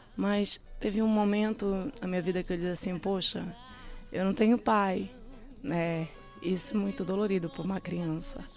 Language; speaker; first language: Portuguese; native; Portuguese